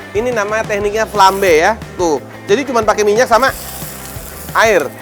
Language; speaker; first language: Indonesian; native; Indonesian